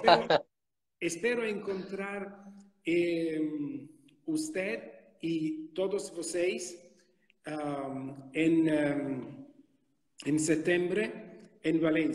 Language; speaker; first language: Spanish; non-native, fluent; Italian